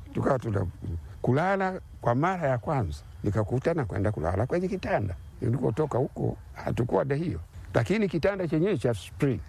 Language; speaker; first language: Swahili; non-native, local second language; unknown